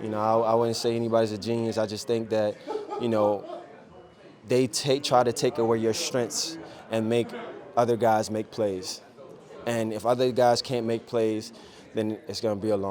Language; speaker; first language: English; native; English